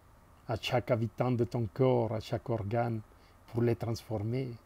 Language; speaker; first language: French; non-native, fluent; Spanish